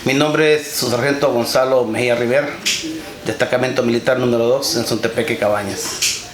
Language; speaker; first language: Spanish; native; Spanish